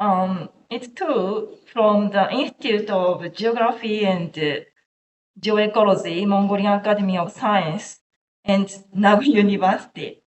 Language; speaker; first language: English; non-native, learner; Japanese